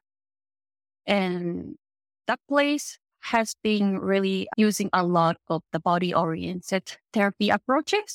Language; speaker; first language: English; non-native, fluent; Japanese